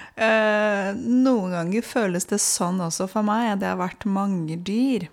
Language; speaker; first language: Norwegian; non-native, fluent; Romanian